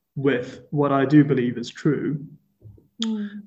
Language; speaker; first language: English; non-native, local second language; Cantonese